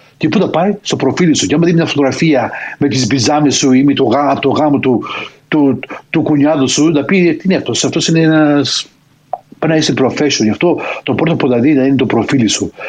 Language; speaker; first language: Greek; early bilingual, heritage; Greek